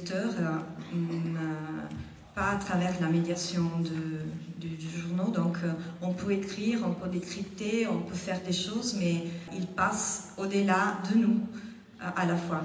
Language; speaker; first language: French; non-native, fluent; Italian